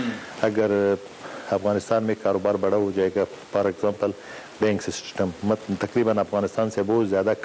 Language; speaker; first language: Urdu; non-native, learner; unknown